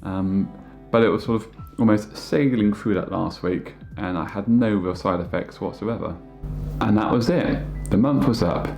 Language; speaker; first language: English; native; English